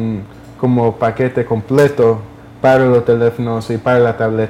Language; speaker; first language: Spanish; early bilingual, heritage; English